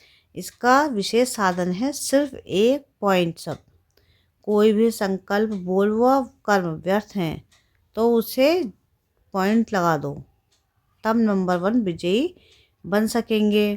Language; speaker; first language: Hindi; native; Hindi